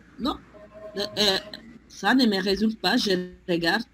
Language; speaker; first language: French; non-native, fluent; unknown